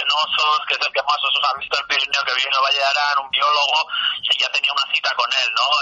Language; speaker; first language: Spanish; native; Spanish